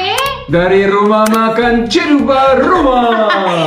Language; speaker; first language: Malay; non-native, learner; Swiss German